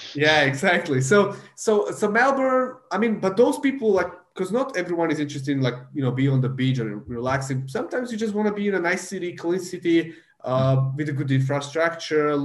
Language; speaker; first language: English; non-native, fluent; Slovak